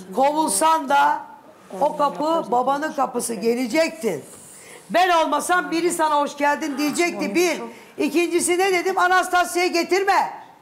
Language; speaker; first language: Turkish; native; Turkish